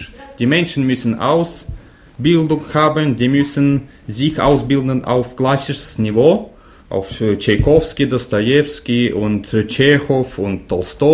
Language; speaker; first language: German; non-native, fluent; Russian